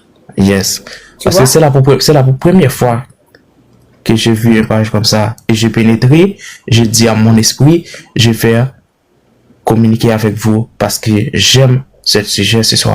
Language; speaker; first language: French; non-native, learner; Haitian Creole